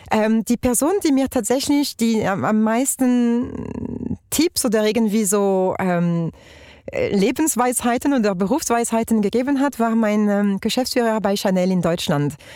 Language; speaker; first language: German; non-native, fluent; French